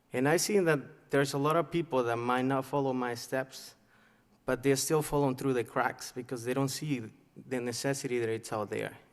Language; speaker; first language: English; non-native, fluent; Spanish